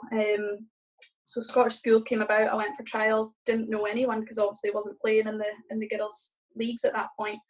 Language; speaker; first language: English; native; English